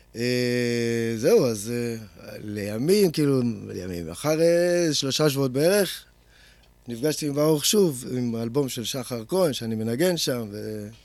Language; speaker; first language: Hebrew; native; Hebrew